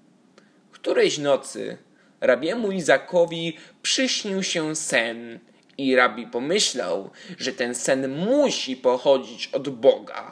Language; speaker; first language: Polish; native; Polish